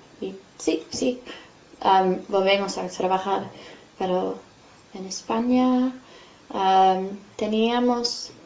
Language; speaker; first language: Spanish; non-native, fluent; English